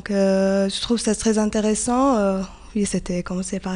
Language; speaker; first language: French; non-native, learner; Arabic